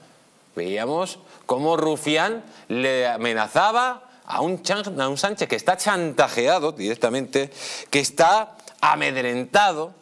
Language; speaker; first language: Spanish; native; Spanish